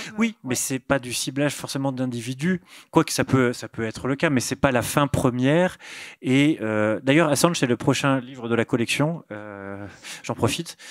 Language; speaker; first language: French; native; French